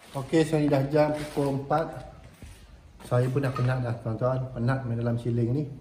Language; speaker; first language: Malay; native; Malay